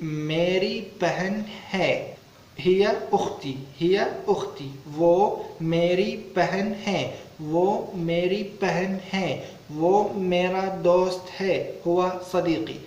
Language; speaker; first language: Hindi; non-native, learner; Arabic